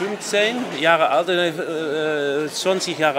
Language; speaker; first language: German; non-native, learner; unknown